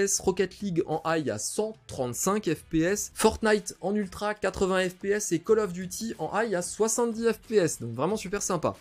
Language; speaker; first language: French; native; French